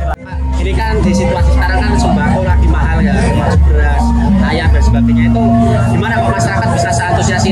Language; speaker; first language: Indonesian; native; Indonesian